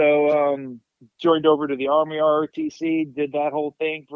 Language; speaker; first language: English; native; English